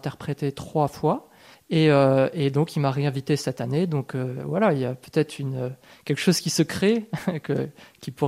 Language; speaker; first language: French; native; French